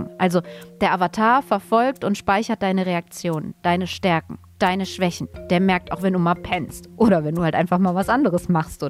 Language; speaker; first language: German; native; German